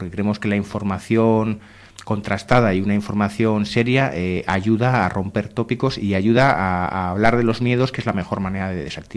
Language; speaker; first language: Spanish; native; Spanish